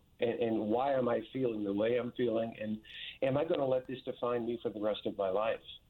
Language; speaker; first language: English; native; English